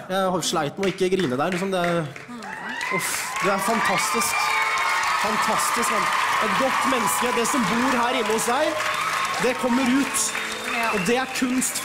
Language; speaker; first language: Norwegian; early bilingual, other home language; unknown